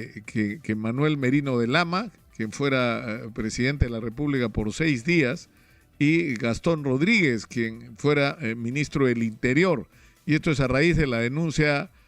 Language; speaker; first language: Spanish; native; Spanish